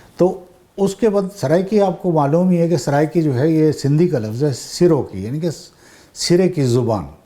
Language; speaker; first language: Urdu; non-native, local second language; Saraiki